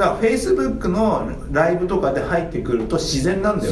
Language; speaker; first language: Japanese; native; Japanese